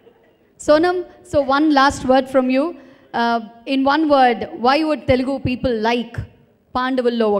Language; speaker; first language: Telugu; native; Telugu